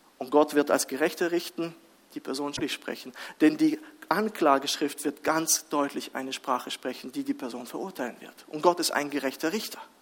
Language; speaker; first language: German; early bilingual, other home language; Russian